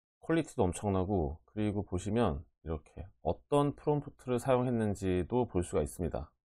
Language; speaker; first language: Korean; native; Korean